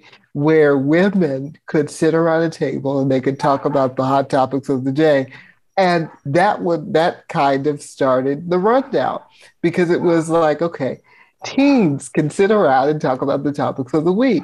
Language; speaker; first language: English; native; English